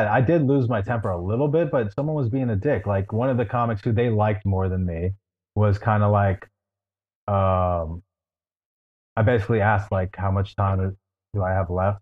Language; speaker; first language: English; native; English